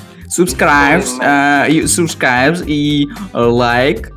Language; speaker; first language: English; non-native, learner; Kazakh